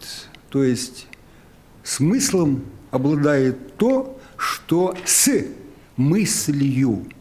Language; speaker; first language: Russian; native; Russian